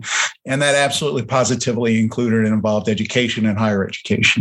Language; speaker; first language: English; early bilingual, other home language; German